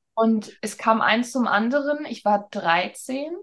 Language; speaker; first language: German; native; German